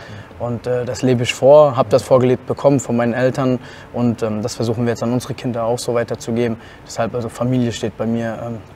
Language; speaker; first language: German; native; German